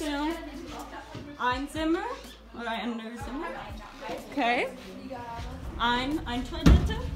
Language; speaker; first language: German; non-native, learner; English